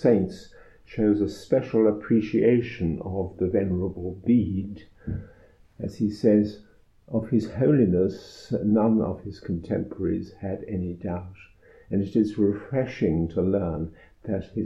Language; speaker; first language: English; native; English